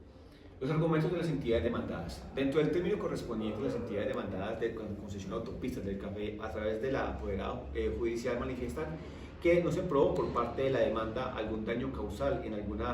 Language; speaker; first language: Spanish; native; Spanish